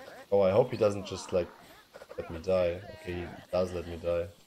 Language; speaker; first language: English; non-native, fluent; German